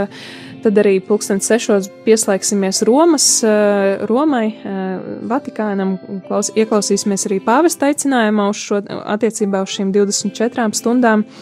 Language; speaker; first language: Latvian; native; Latvian